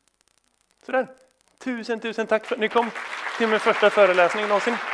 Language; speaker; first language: Swedish; native; Swedish